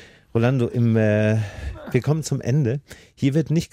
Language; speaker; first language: German; native; German